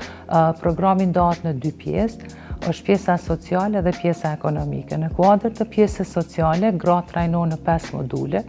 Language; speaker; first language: Albanian; native; Albanian